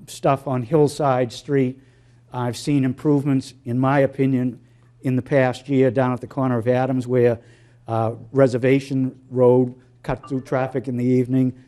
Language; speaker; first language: English; native; English